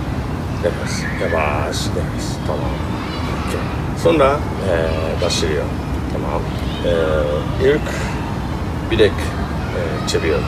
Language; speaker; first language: Turkish; non-native, learner; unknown